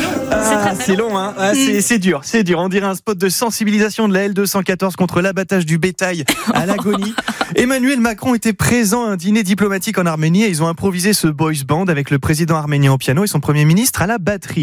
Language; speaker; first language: French; native; French